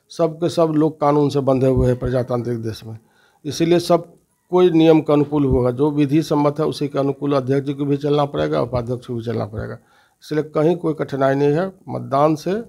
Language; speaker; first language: Hindi; native; Hindi